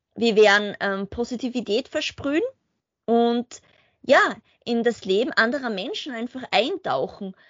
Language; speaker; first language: German; native; German